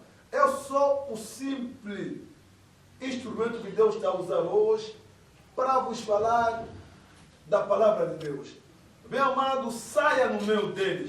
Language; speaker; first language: Portuguese; non-native, fluent; Lingala